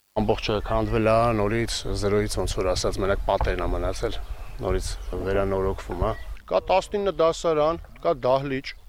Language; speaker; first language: Armenian; native; Armenian